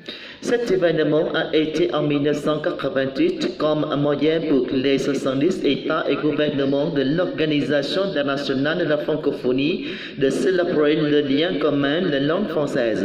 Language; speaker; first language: French; non-native, learner; Vietnamese